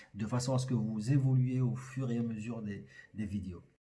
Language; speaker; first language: French; non-native, local second language; Arabic